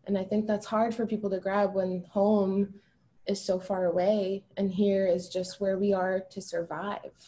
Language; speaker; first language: English; early bilingual, other home language; Albanian